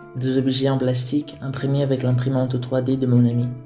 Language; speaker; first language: French; non-native, fluent; Portuguese